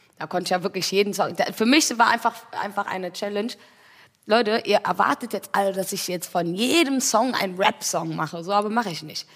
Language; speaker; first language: German; early bilingual, other home language; Tigrinya